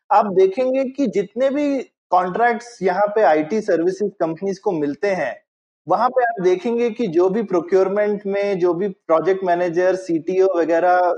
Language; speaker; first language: Hindi; native; Hindi